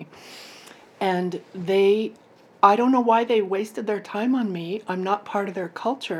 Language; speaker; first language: English; native; English